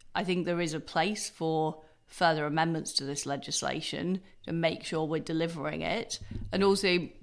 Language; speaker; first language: English; native; English